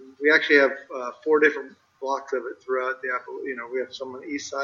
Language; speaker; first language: English; native; English